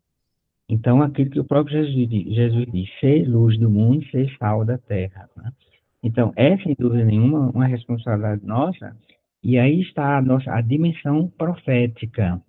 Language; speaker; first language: Portuguese; native; Portuguese